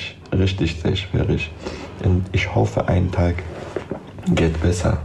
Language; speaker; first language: German; non-native, learner; Persian